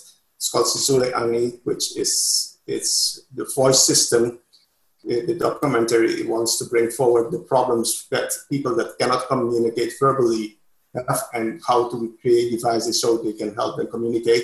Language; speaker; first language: English; non-native, fluent; Papiamento